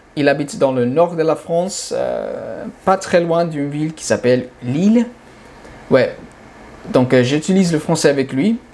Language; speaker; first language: French; non-native, fluent; English